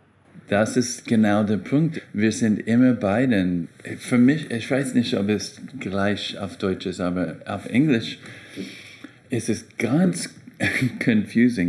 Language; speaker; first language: German; non-native, learner; English